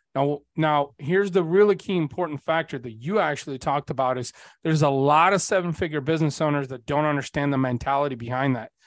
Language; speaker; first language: English; early bilingual, other home language; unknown